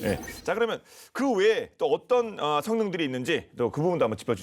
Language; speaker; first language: Korean; native; Korean